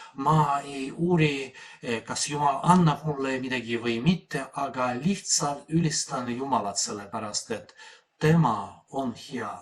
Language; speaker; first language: Estonian; non-native, fluent; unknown